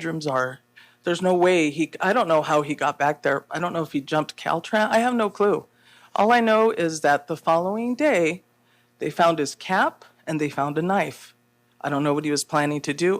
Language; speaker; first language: English; native; English